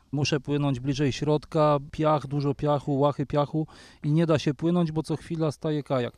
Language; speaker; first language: Polish; native; Polish